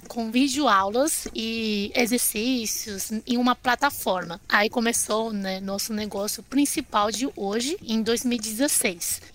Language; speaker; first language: Portuguese; non-native, fluent; Chinese